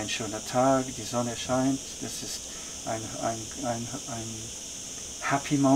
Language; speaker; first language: German; non-native, fluent; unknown